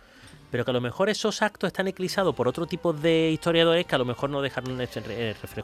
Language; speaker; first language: Spanish; native; Spanish